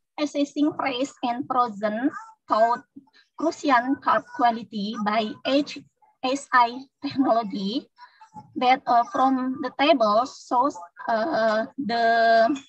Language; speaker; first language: English; non-native, learner; Indonesian